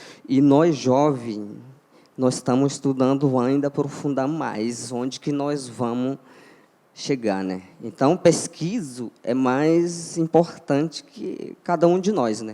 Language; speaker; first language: Portuguese; non-native, local second language; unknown